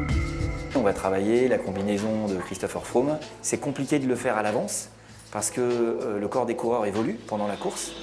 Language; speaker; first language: French; native; French